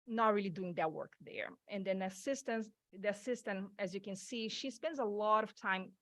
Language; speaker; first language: English; non-native, fluent; Portuguese